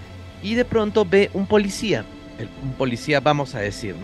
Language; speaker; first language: Spanish; native; Spanish